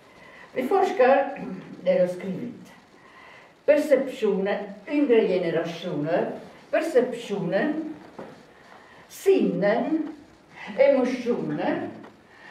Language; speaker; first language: Swedish; non-native, fluent; Italian